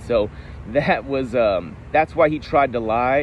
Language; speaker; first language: English; native; English